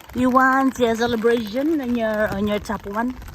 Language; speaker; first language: English; non-native, local second language; Cebuano